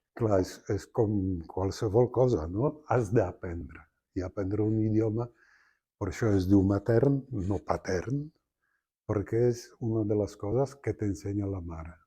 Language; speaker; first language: Catalan; non-native, fluent; Polish